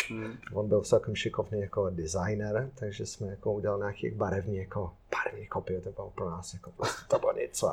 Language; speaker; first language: Czech; non-native, fluent; English